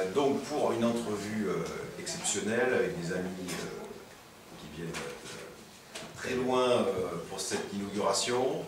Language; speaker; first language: French; native; French